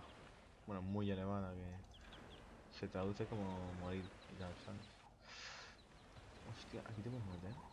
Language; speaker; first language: Spanish; native; Spanish